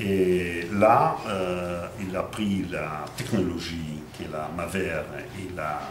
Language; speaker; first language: French; non-native, fluent; Italian